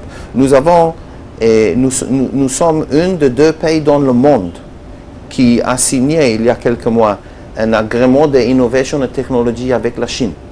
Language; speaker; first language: French; non-native, learner; Hebrew